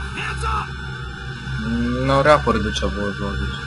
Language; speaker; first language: Polish; native; Polish